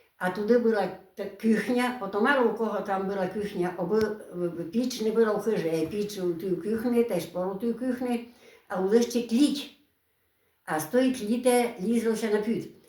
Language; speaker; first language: Ukrainian; native; Ukrainian